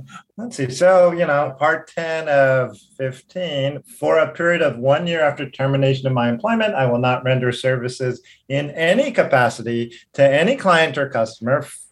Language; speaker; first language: English; native; English